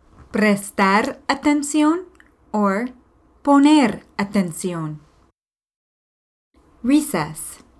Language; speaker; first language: Spanish; non-native, fluent; English